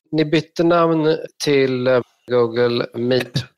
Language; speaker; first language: Swedish; native; Swedish